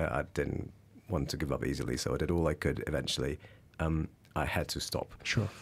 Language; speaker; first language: English; early bilingual, other home language; Russian